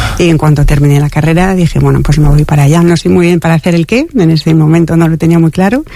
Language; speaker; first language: Spanish; non-native, fluent; French